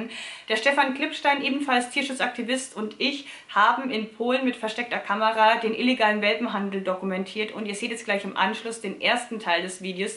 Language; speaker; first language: German; native; German